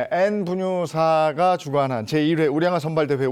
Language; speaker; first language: Korean; native; Korean